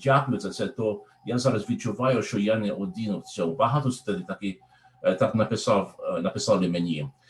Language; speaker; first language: Ukrainian; non-native, learner; English